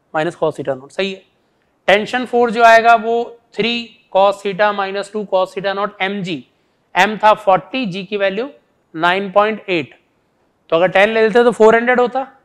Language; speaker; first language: Hindi; native; Hindi